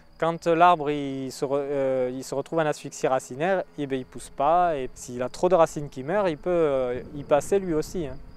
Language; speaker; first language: French; native; French